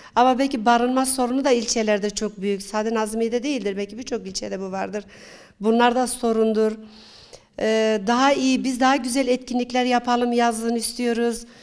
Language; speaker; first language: Turkish; non-native, local second language; Zaza